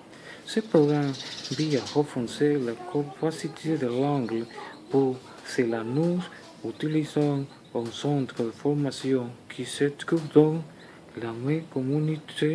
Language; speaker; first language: French; non-native, learner; Spanish